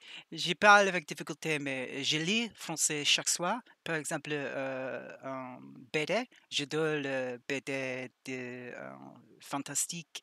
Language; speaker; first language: French; non-native, learner; English